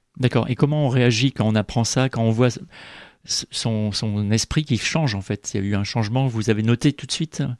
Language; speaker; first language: French; native; French